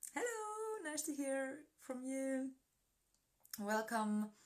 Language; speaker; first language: English; non-native, fluent; Finnish